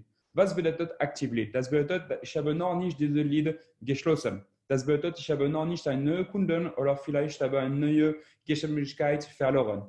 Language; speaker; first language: German; non-native, learner; French